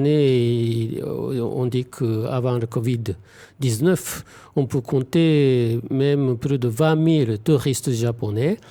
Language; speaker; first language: French; non-native, fluent; Japanese